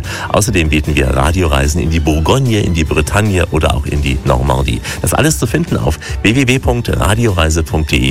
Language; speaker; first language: German; native; German